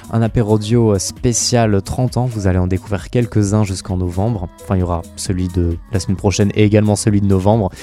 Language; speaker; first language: French; native; French